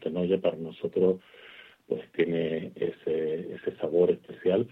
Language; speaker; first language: Spanish; native; Spanish